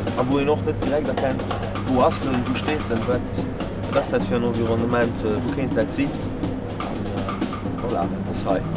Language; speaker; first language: German; non-native, local second language; Luxembourgish